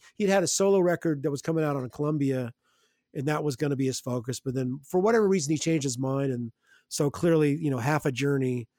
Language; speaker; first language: English; native; English